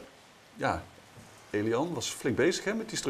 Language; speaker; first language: Dutch; native; Dutch